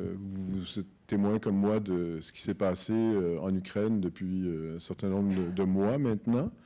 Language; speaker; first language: French; native; French